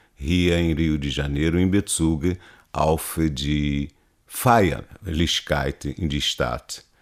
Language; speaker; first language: German; non-native, learner; Portuguese